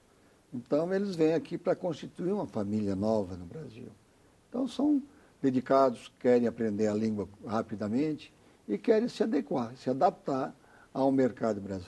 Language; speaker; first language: Portuguese; native; Portuguese